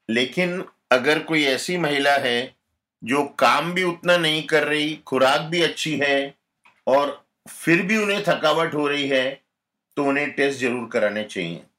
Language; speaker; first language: Hindi; non-native, local second language; Gujarati